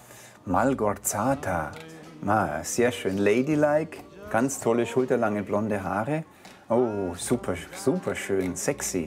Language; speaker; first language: German; native; German